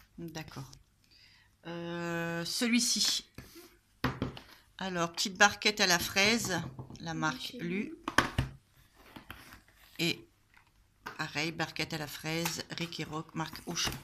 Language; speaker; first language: French; native; French